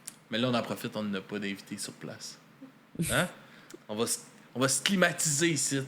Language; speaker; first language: French; native; French